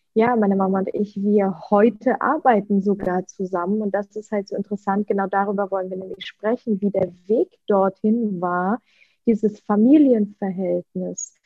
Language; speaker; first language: German; early bilingual, other home language; Russian